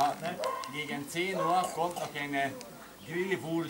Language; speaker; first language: German; non-native, learner; Hungarian